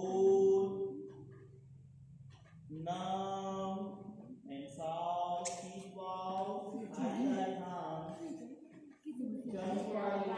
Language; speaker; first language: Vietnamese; non-native, learner; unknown